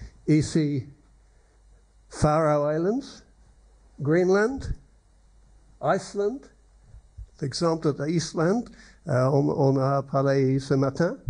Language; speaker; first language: French; non-native, learner; English